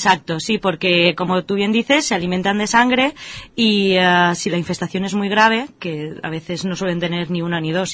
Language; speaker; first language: Spanish; native; Spanish